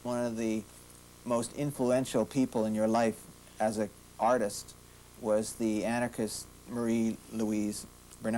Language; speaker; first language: English; native; English